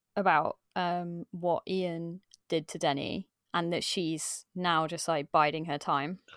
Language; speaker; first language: English; native; English